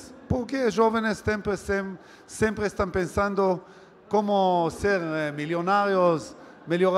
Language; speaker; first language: Portuguese; non-native, learner; Hebrew